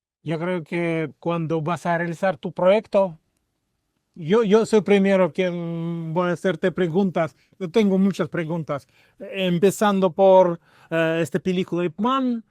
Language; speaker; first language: Spanish; non-native, learner; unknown